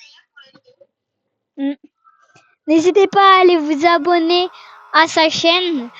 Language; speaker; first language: French; native; French